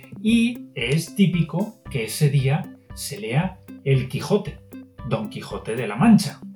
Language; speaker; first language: Spanish; native; Spanish